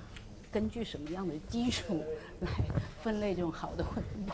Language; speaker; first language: Chinese; native; Chinese